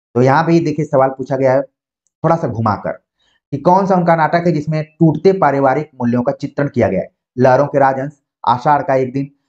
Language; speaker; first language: Hindi; native; Hindi